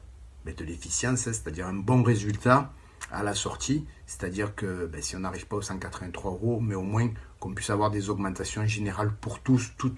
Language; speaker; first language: French; native; French